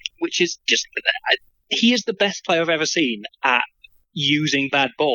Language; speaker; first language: English; native; English